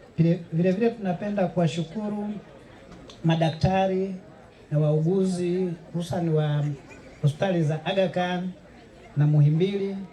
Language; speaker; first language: Swahili; native; Swahili